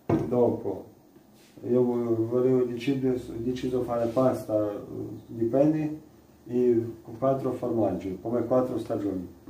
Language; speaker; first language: Italian; non-native, learner; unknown